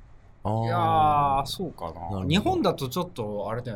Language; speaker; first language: Japanese; native; Japanese